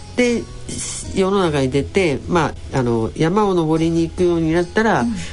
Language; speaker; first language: Japanese; native; Japanese